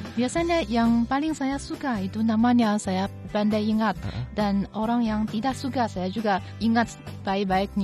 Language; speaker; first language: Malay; non-native, fluent; Chinese